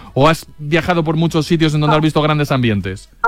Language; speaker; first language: Spanish; native; Spanish